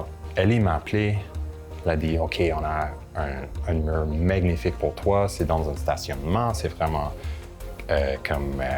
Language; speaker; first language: French; non-native, local second language; English